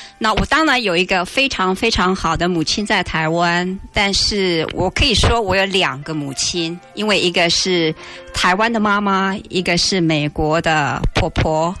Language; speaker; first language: Chinese; native; Chinese